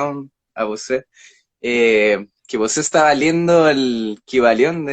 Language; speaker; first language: Portuguese; non-native, learner; Spanish